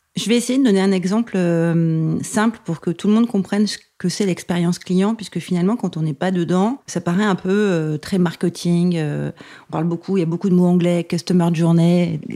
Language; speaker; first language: French; native; French